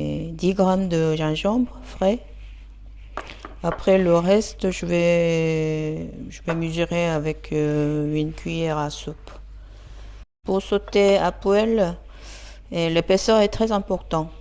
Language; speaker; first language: French; non-native, fluent; Korean